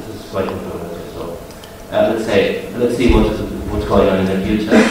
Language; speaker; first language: English; non-native, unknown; Spanish